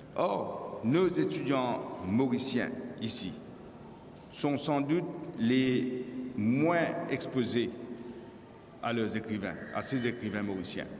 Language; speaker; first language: French; non-native, local second language; Morisyen